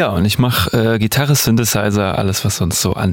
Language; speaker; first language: German; native; German